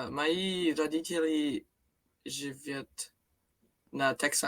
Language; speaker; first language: Russian; non-native, learner; English